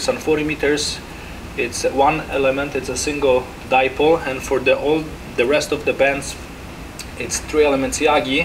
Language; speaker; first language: English; non-native, fluent; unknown